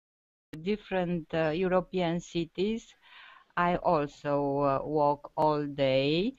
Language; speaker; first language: English; non-native, learner; Romanian